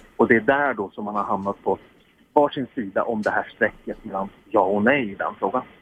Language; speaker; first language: Swedish; native; Swedish